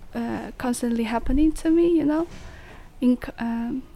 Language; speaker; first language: English; non-native, fluent; Chinese